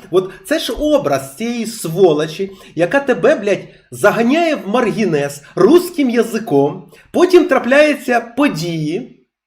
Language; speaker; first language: Ukrainian; non-native, local second language; Russian